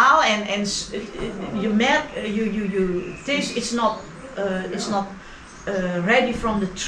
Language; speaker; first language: English; non-native, learner; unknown